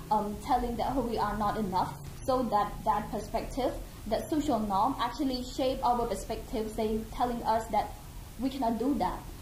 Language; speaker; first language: English; non-native, fluent; Khmer